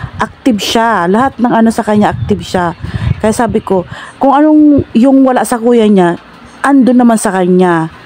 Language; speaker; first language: Filipino; non-native, local second language; Bikol